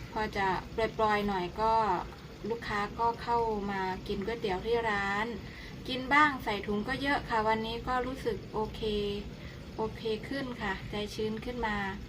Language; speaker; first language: Thai; native; Thai